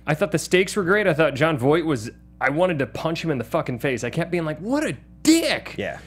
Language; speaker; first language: English; native; English